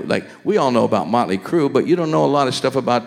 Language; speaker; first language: English; native; English